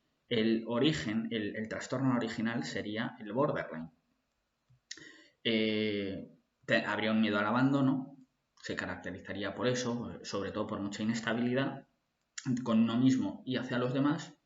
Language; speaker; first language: Spanish; native; Spanish